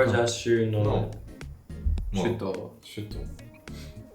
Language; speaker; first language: Japanese; non-native, learner; English